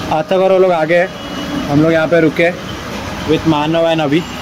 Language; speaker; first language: Hindi; non-native, local second language; Marathi